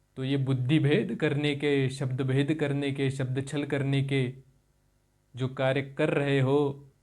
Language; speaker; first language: Hindi; non-native, local second language; Marathi